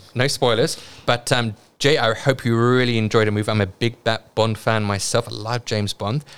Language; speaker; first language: English; native; English